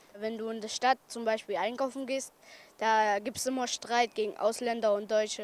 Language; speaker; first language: German; early bilingual, other home language; Persian